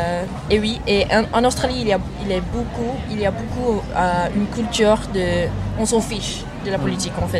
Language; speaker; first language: French; non-native, learner; English